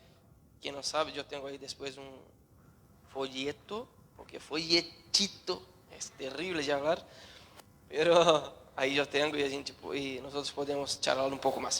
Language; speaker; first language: Spanish; non-native, learner; Portuguese